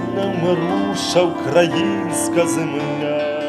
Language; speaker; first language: Ukrainian; native; Ukrainian